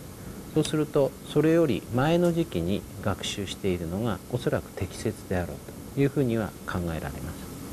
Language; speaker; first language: Japanese; native; Japanese